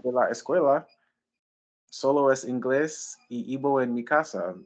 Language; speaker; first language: Spanish; non-native, fluent; English